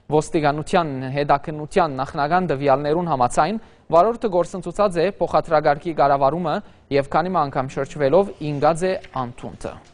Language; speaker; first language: Armenian; early bilingual, heritage; Armenian